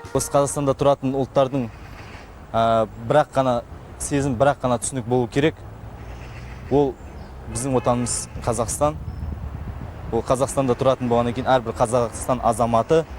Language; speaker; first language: Kazakh; non-native, local second language; Tajik